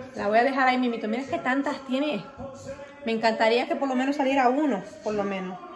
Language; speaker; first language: Spanish; native; Spanish